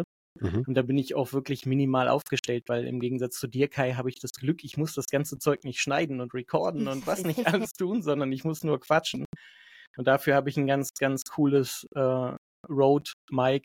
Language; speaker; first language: German; native; German